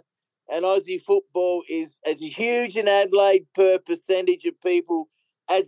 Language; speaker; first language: English; native; English